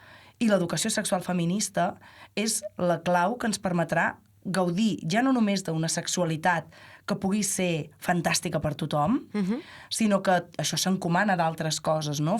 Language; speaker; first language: Catalan; native; Catalan